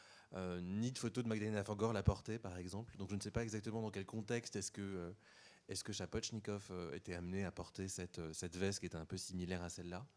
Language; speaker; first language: French; native; French